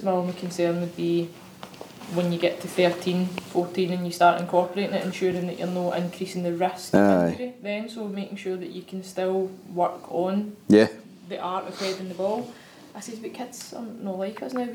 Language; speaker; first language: English; native; English